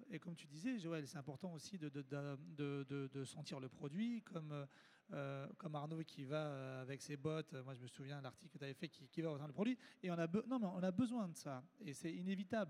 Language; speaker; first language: French; native; French